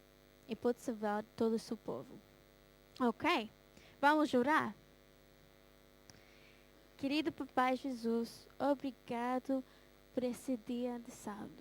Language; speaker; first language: Portuguese; early bilingual, heritage; Portuguese